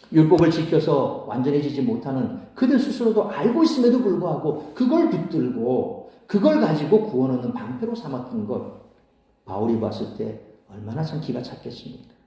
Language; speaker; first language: Korean; native; Korean